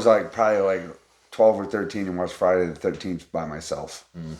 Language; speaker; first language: English; native; English